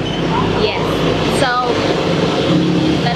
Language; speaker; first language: English; non-native, learner; Cebuano